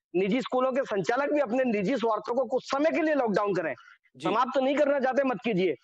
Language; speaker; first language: Hindi; native; Hindi